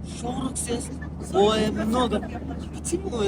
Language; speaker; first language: Russian; non-native, learner; Bangla